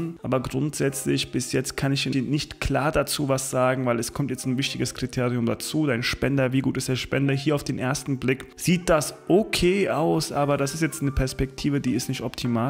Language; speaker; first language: German; native; German